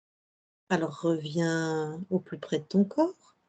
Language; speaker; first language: French; native; French